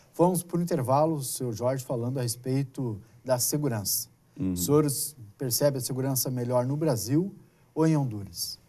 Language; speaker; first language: Portuguese; native; Portuguese